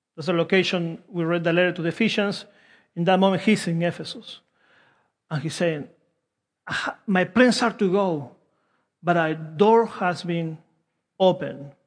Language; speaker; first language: English; non-native, fluent; Spanish